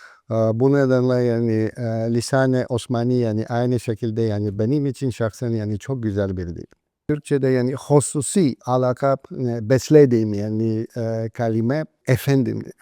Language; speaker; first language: Turkish; non-native, fluent; Polish